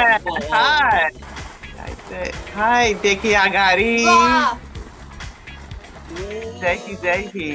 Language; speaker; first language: Japanese; non-native, learner; English